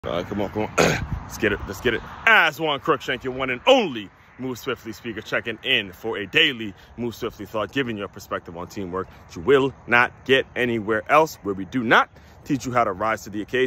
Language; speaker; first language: English; native; English